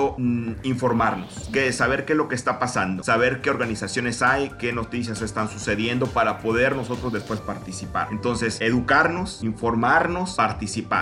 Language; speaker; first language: Spanish; native; Spanish